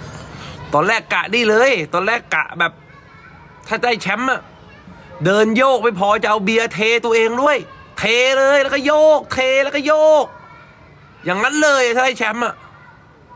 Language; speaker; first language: Thai; native; Thai